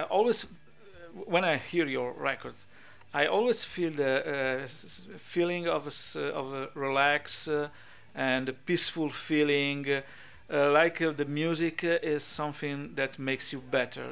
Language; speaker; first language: English; non-native, fluent; Italian